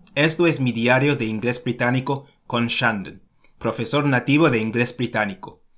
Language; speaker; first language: Spanish; non-native, fluent; English